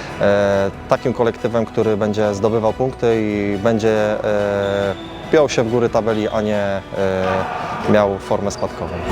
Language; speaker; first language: Polish; native; Polish